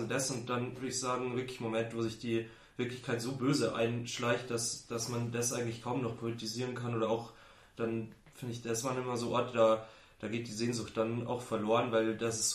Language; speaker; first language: German; native; German